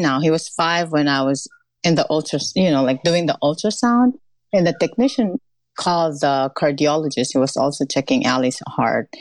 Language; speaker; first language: English; non-native, local second language; Filipino